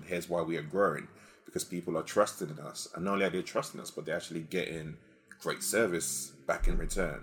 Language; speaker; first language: English; non-native, local second language; Yoruba